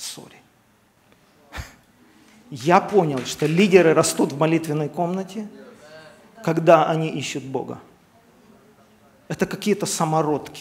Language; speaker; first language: Russian; native; Russian